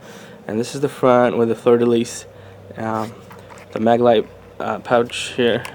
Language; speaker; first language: English; native; English